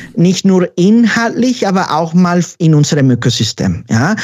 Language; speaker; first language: German; non-native, fluent; Spanish